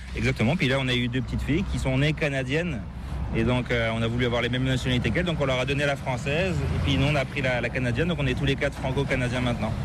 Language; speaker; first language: French; native; French